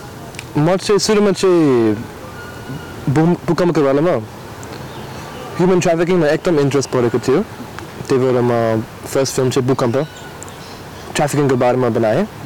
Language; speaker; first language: Nepali; non-native, learner; English